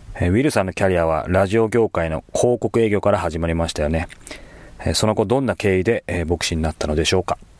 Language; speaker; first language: Japanese; native; Japanese